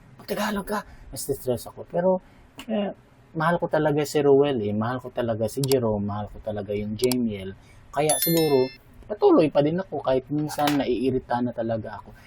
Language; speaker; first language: Filipino; non-native, local second language; Hiligaynon